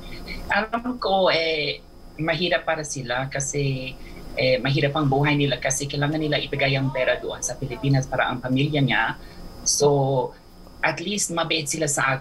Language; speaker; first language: Filipino; non-native, learner; English